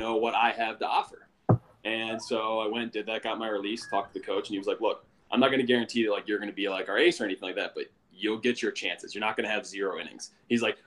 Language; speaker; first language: English; native; English